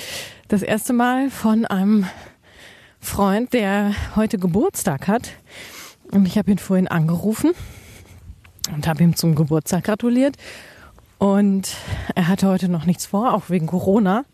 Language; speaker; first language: German; native; German